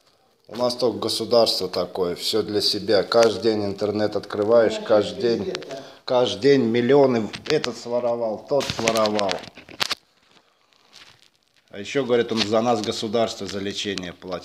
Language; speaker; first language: Russian; native; Russian